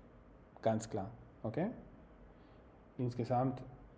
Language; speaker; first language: German; non-native, fluent; Spanish